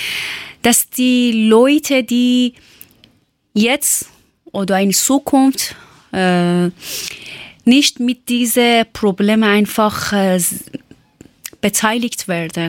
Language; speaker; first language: German; non-native, learner; Persian